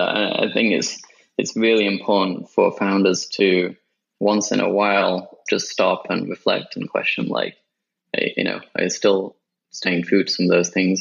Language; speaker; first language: English; native; English